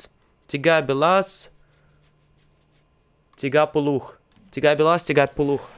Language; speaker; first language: Indonesian; non-native, learner; Russian